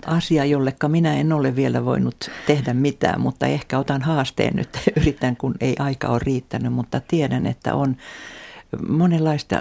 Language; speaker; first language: Finnish; native; Finnish